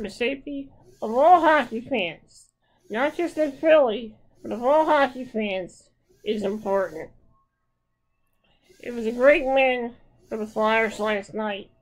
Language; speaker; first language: English; native; English